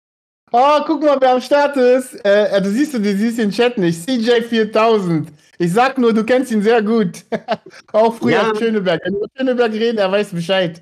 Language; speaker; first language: German; native; German